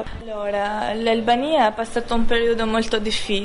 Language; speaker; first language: Italian; non-native, learner; Albanian